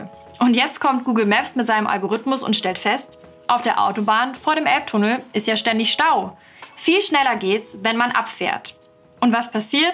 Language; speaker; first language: German; native; German